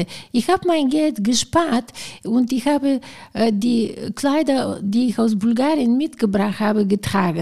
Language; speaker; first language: German; non-native, fluent; Bulgarian